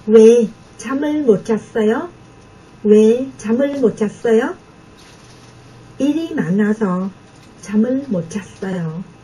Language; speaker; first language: Korean; non-native, fluent; Vietnamese